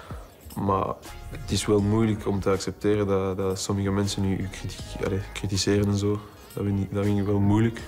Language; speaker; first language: Dutch; non-native, local second language; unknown